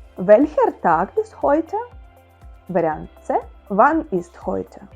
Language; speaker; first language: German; non-native, fluent; Ukrainian